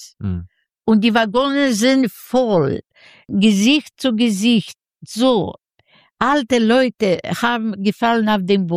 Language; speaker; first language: German; non-native, learner; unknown